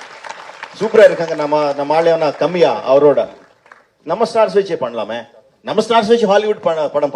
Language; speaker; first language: Tamil; non-native, fluent; Telugu